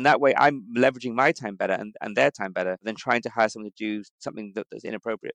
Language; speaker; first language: English; native; English